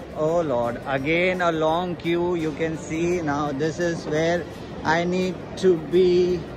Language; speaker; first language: English; non-native, local second language; Hindi